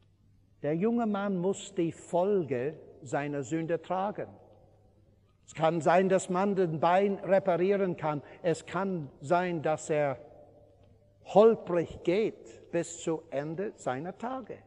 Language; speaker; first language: German; non-native, fluent; English